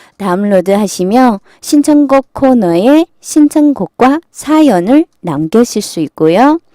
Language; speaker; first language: Korean; non-native, fluent; Chinese